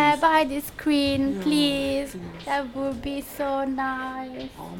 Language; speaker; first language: English; non-native, fluent; German